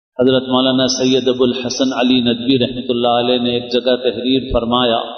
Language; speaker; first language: Urdu; native; Urdu